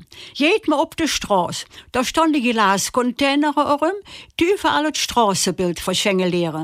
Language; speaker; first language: German; native; German